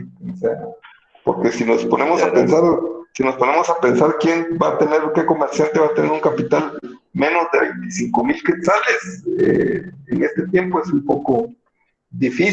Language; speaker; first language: Spanish; native; Spanish